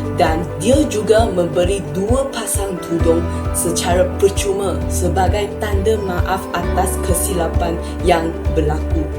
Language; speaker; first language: Malay; non-native, local second language; Chinese